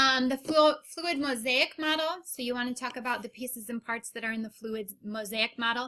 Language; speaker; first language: English; native; English